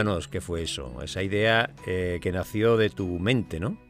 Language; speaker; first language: Spanish; native; Spanish